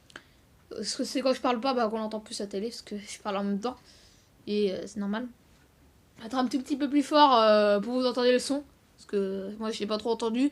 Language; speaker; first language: French; native; French